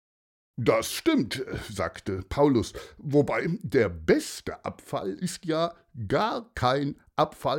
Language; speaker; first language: German; native; German